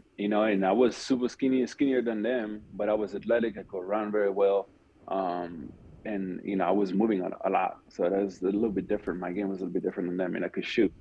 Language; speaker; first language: English; non-native, fluent; French